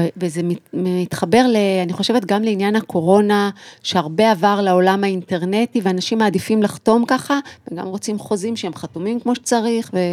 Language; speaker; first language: Hebrew; native; Hebrew